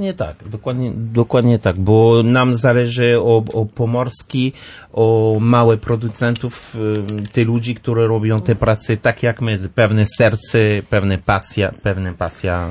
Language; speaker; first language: Polish; non-native, learner; French